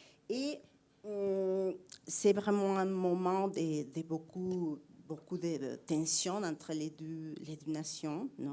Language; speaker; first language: French; non-native, fluent; Spanish